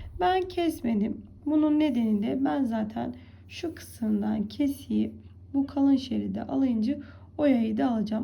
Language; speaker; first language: Turkish; native; Turkish